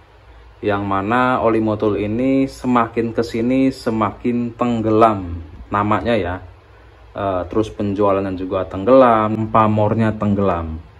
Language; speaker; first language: Indonesian; non-native, local second language; Sundanese